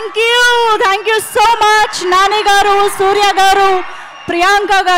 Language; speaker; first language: Telugu; native; Telugu